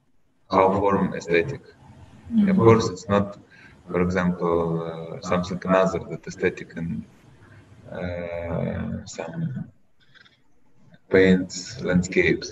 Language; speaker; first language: English; non-native, learner; Russian